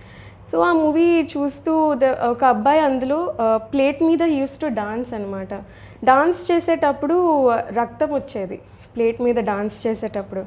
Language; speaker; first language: Telugu; early bilingual, heritage; Telugu